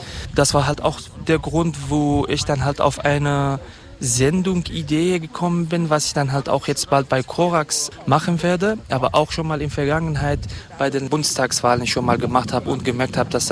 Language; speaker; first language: German; non-native, fluent; Kurdish